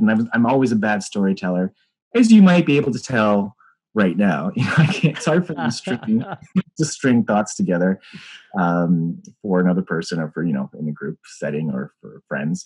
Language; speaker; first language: English; native; English